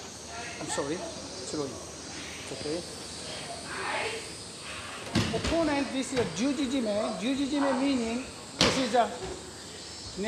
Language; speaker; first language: English; non-native, learner; Japanese